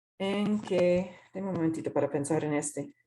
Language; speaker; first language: Spanish; non-native, fluent; English